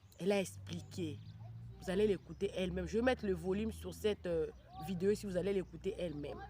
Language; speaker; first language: French; non-native, local second language; Lingala